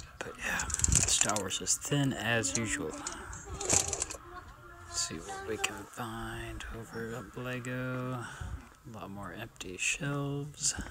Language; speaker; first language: English; native; English